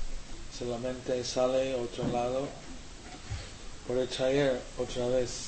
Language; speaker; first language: Spanish; non-native, learner; English